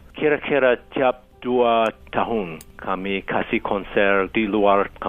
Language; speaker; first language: Indonesian; non-native, fluent; English